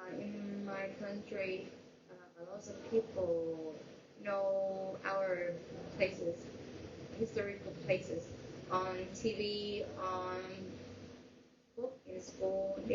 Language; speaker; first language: English; non-native, learner; Vietnamese